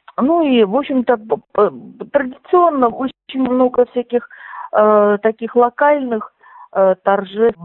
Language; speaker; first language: Russian; native; Russian